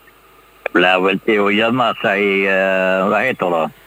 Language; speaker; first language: Swedish; native; Swedish